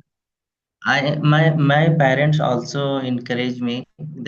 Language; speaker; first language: English; non-native, learner; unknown